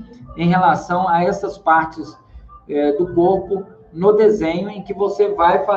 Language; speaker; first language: Portuguese; native; Portuguese